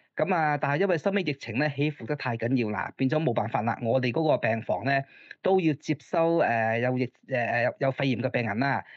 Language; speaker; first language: Cantonese; early bilingual, other home language; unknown